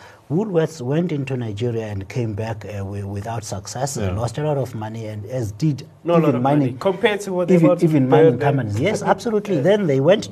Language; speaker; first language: English; non-native, local second language; Xhosa